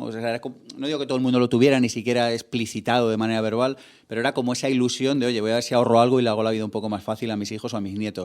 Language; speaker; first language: Spanish; native; Spanish